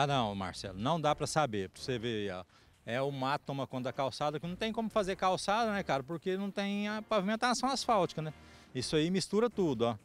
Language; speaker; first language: Portuguese; native; Portuguese